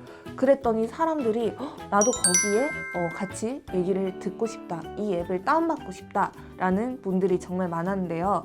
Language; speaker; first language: Korean; non-native, fluent; Mongolian